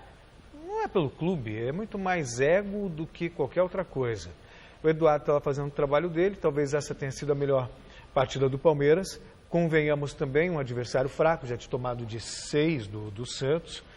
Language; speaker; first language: Portuguese; native; Portuguese